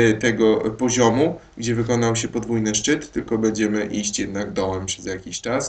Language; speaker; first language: Polish; native; Polish